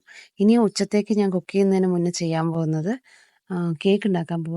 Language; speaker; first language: Malayalam; native; Malayalam